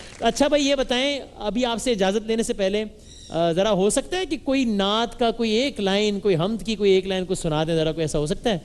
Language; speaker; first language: Urdu; native; Urdu